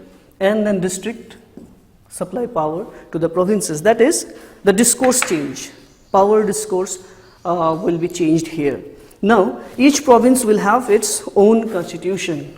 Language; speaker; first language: English; non-native, local second language; Assamese